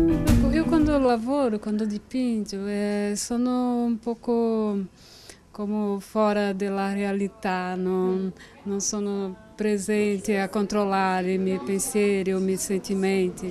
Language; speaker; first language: Italian; non-native, fluent; Portuguese